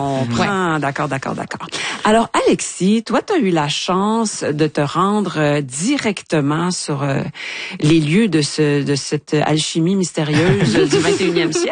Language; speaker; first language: French; native; French